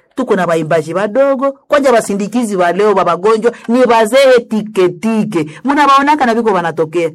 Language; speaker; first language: Swahili; native; Swahili